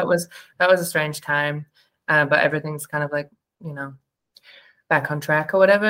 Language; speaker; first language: English; native; English